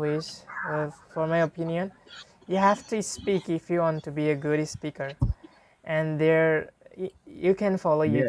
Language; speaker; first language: English; non-native, fluent; Bangla